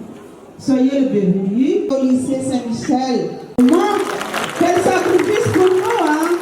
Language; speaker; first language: French; non-native, local second language; Malagasy